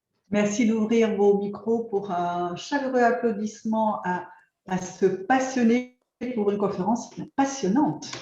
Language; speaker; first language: French; native; French